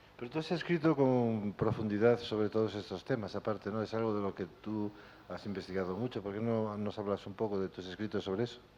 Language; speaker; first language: Spanish; native; Spanish